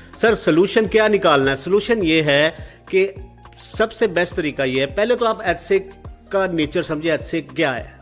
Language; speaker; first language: Urdu; non-native, local second language; Punjabi